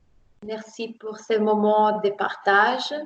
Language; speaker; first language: French; non-native, fluent; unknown